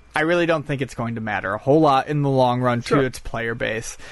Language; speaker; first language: English; native; English